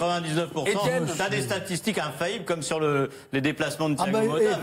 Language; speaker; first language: French; native; French